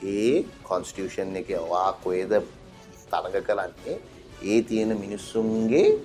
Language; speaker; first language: Sinhala; non-native, local second language; Tamil